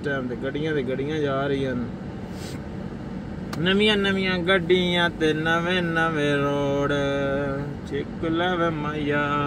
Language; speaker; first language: Hindi; non-native, local second language; Punjabi